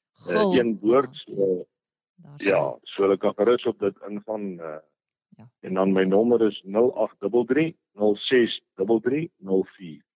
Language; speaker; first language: Afrikaans; native; Afrikaans